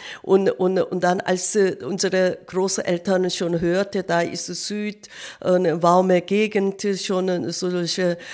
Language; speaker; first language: German; non-native, learner; Korean